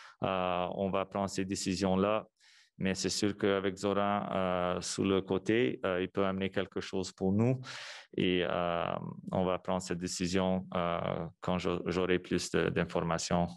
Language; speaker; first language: French; non-native, local second language; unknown